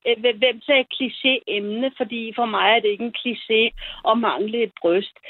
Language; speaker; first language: Danish; early bilingual, other home language; German